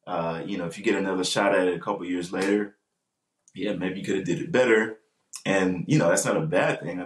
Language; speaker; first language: English; native; English